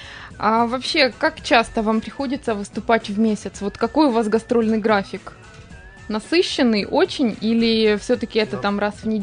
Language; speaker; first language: Russian; native; Russian